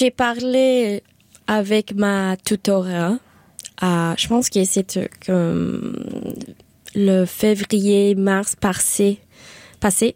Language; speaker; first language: French; non-native, learner; English